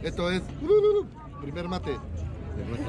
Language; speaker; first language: Spanish; native; Spanish